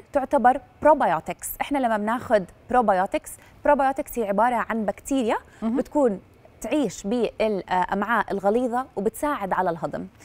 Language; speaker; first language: Arabic; native; Arabic